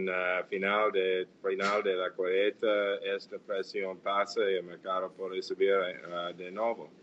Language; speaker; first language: Portuguese; non-native, fluent; English